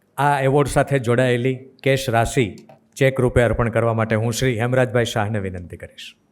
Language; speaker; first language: Gujarati; native; Gujarati